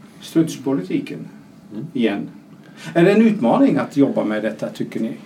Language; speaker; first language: Swedish; non-native, fluent; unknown